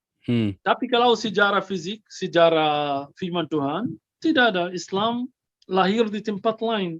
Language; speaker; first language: Indonesian; non-native, fluent; Arabic